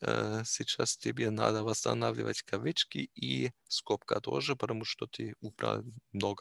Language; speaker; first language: Russian; non-native, learner; German